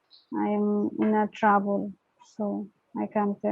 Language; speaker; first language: English; non-native, learner; Bangla